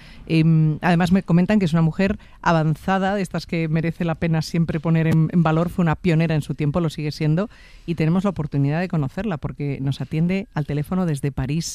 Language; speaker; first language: Spanish; native; Spanish